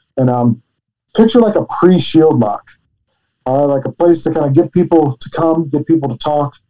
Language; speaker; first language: English; native; English